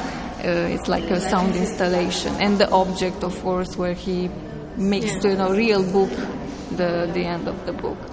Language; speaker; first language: English; non-native, fluent; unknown